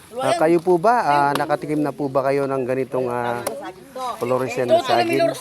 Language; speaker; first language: Filipino; non-native, local second language; Pampanga